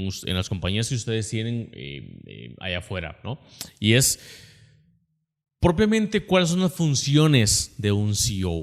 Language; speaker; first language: Spanish; native; Spanish